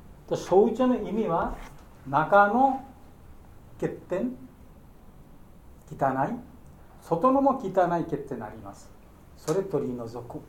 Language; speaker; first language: Japanese; non-native, learner; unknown